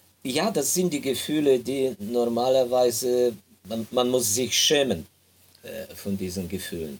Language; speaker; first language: German; non-native, fluent; Ukrainian